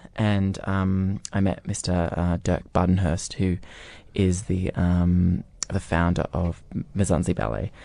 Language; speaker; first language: English; native; English